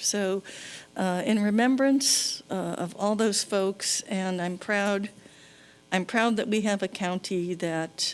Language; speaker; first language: English; native; English